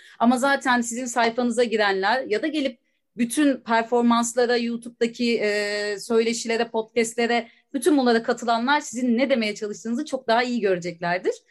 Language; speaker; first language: Turkish; native; Turkish